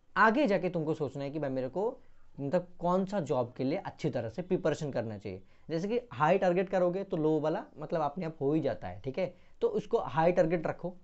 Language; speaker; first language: Hindi; non-native, local second language; Bangla